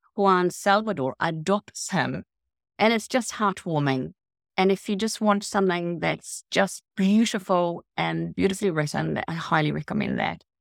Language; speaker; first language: English; non-native, fluent; Swedish